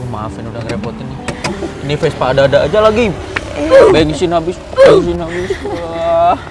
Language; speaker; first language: Indonesian; native; Indonesian